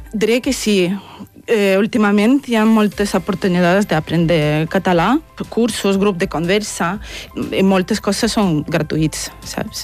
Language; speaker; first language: Catalan; non-native, learner; Russian